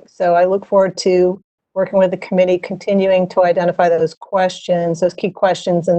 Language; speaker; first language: English; native; English